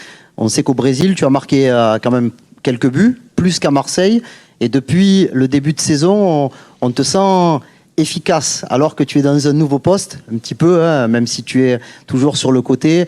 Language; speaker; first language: French; native; French